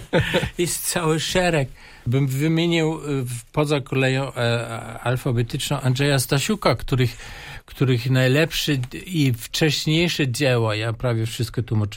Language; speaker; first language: Polish; non-native, fluent; German